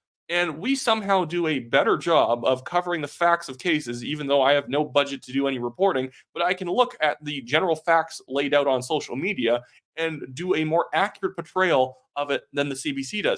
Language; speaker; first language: English; native; English